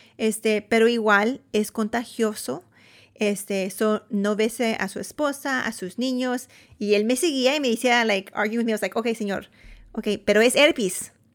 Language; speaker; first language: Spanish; early bilingual, heritage; Spanish